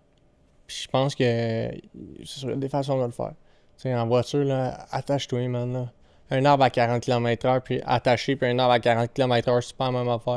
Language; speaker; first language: French; native; French